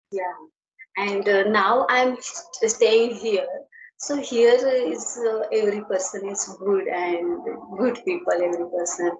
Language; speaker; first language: English; non-native, learner; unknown